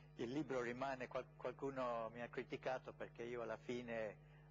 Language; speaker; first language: Italian; non-native, fluent; English